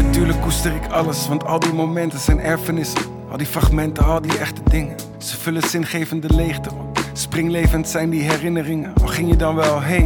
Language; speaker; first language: Dutch; native; Dutch